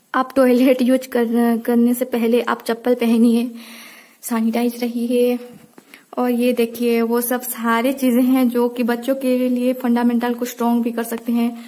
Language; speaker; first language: Hindi; non-native, local second language; Odia